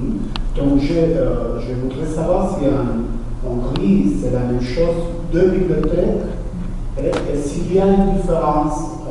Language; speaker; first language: French; non-native, fluent; Portuguese